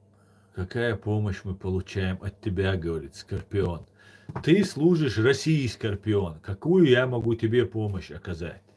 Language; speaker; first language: Russian; non-native, local second language; Chechen